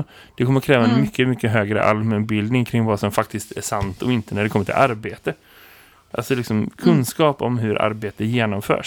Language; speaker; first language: Swedish; native; Swedish